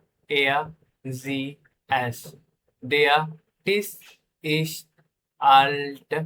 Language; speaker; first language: German; non-native, fluent; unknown